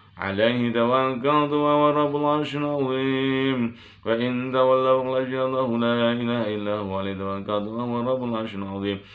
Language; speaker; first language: Arabic; non-native, fluent; Indonesian